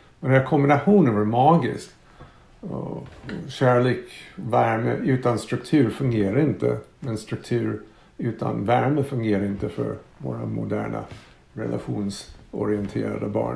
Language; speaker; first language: Swedish; non-native, fluent; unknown